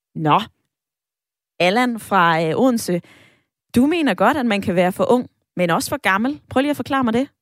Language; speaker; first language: Danish; native; Danish